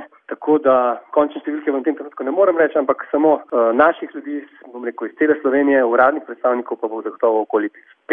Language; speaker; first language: Slovenian; native; Slovenian